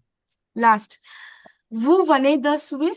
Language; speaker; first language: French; non-native, fluent; Hindi